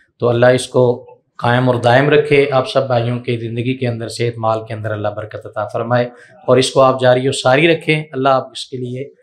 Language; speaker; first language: Urdu; non-native, local second language; Punjabi